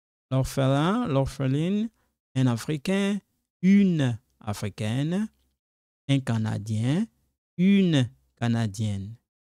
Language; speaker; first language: French; non-native, local second language; Lingala